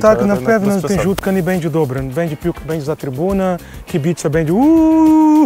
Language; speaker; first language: Polish; non-native, learner; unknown